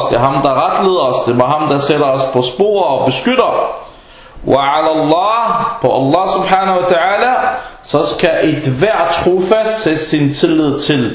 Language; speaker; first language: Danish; non-native, fluent; Arabic